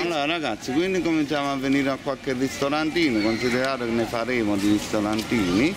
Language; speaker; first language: Italian; native; Italian